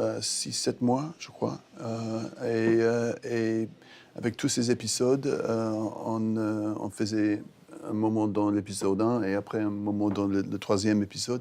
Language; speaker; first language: French; non-native, fluent; English